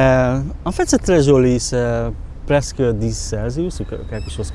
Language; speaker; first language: French; non-native, learner; Hungarian